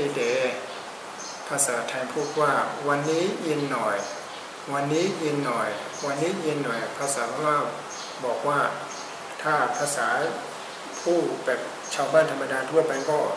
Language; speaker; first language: Thai; native; Thai